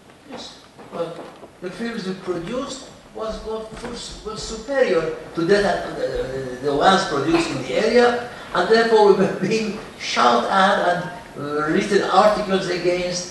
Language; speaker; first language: English; non-native, fluent; Persian